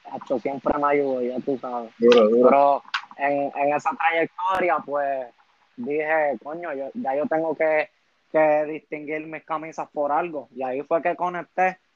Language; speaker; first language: Spanish; native; Spanish